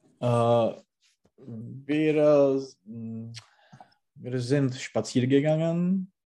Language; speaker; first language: German; non-native, learner; Czech